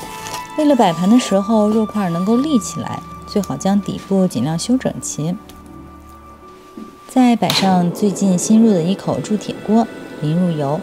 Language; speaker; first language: Chinese; native; Chinese